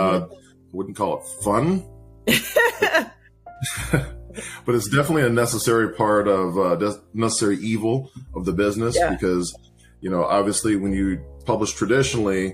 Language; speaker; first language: English; native; English